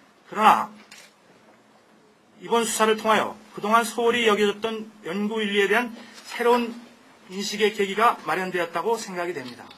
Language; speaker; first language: Korean; native; Korean